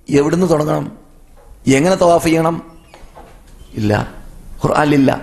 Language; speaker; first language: Malayalam; native; Malayalam